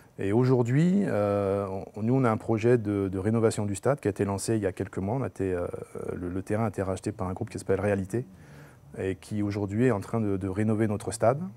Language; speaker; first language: French; native; French